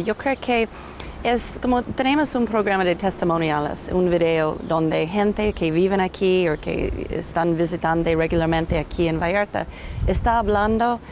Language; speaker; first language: Spanish; non-native, learner; English